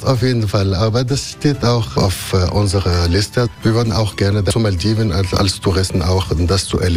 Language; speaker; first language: German; non-native, fluent; Arabic